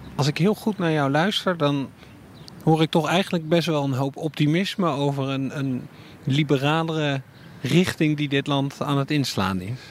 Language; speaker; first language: Dutch; native; Dutch